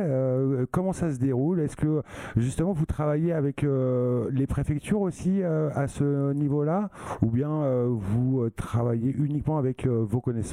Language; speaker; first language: French; native; French